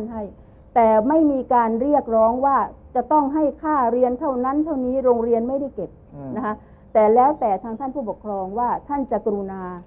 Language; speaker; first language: Thai; native; Thai